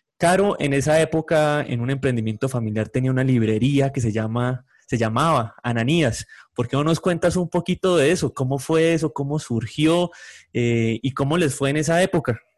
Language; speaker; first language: Spanish; native; Spanish